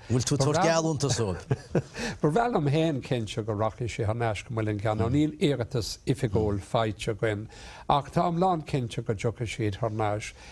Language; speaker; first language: Irish; non-native, local second language; English